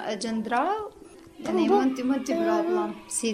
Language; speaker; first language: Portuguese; non-native, learner; Arabic